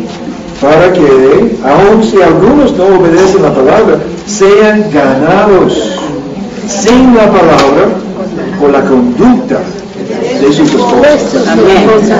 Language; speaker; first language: Spanish; non-native, learner; English